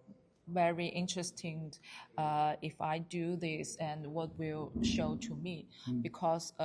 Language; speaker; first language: English; non-native, learner; Chinese